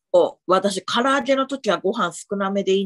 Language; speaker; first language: Japanese; native; Japanese